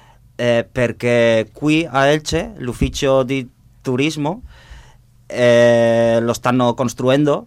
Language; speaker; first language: Italian; non-native, learner; Spanish